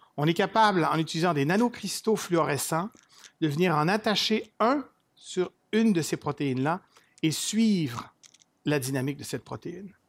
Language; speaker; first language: French; native; French